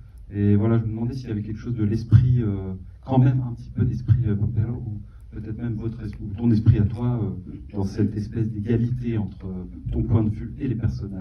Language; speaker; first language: French; native; French